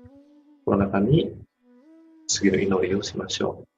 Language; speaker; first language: Japanese; non-native, fluent; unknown